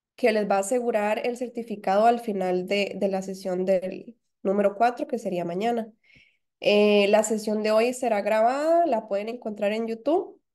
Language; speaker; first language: Spanish; native; Spanish